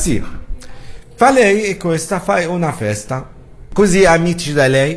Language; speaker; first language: Italian; non-native, learner; Arabic